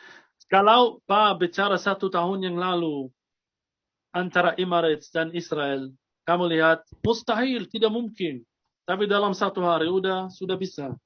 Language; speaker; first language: Indonesian; non-native, fluent; Arabic